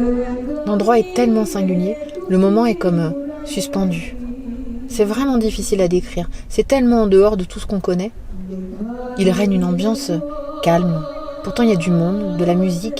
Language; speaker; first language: French; native; French